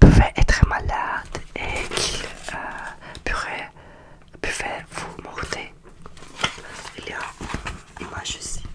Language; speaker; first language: French; non-native, learner; Russian